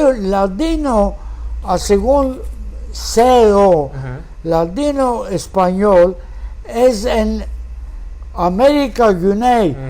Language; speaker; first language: Spanish; early bilingual, heritage; Ladino